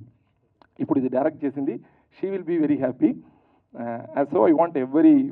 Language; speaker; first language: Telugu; early bilingual, heritage; Telugu